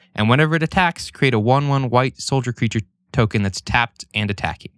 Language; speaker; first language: English; native; English